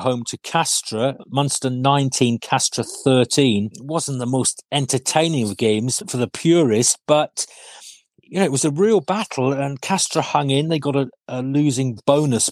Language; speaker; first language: English; non-native, local second language; Welsh